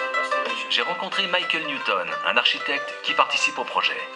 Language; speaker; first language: French; native; French